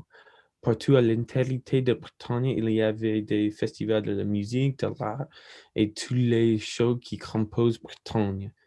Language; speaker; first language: French; non-native, learner; English